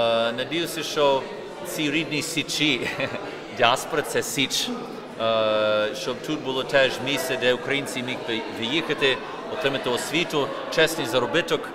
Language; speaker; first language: Ukrainian; early bilingual, heritage; Ukrainian